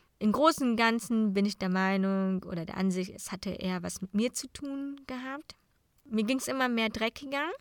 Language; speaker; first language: German; non-native, fluent; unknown